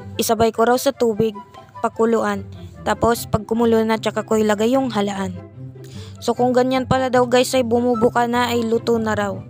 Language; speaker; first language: Filipino; non-native, local second language; Cebuano